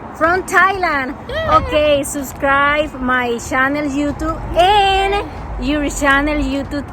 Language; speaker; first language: English; non-native, learner; Spanish